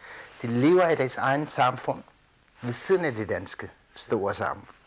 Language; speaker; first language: Danish; early bilingual, other home language; Kurdish